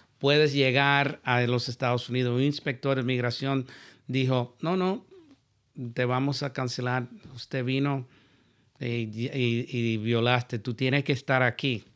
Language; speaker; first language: Spanish; early bilingual, heritage; Spanish